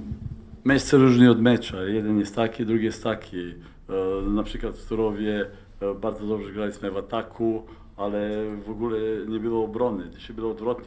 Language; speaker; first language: Polish; non-native, fluent; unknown